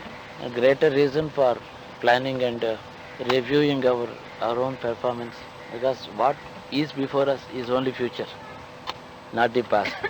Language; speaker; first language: English; non-native, local second language; Telugu